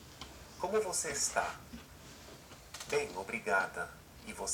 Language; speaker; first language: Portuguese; non-native, learner; English